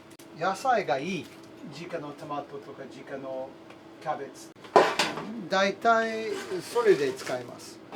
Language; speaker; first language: Japanese; non-native, learner; English